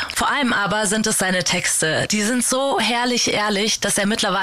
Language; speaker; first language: German; native; German